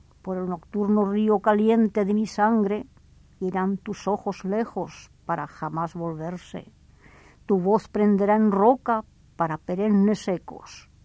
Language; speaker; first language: Spanish; native; Spanish